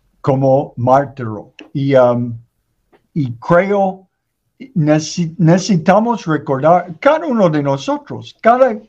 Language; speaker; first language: Spanish; non-native, learner; English